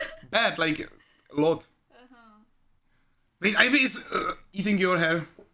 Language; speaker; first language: English; non-native, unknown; Czech